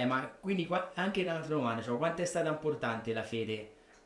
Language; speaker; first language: Italian; native; Italian